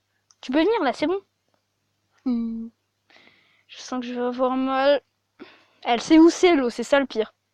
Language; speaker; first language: French; native; French